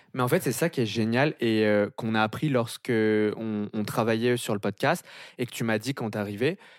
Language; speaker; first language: French; native; French